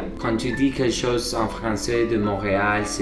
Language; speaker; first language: French; non-native, learner; Spanish